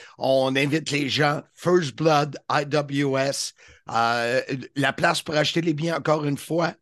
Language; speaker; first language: French; native; French